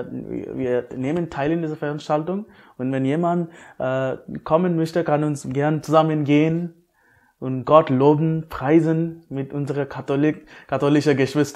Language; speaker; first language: German; non-native, fluent; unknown